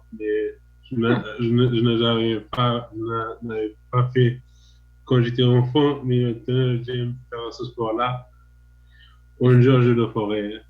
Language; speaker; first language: French; non-native, learner; Arabic